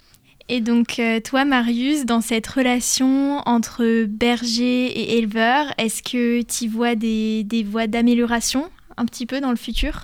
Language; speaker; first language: French; native; French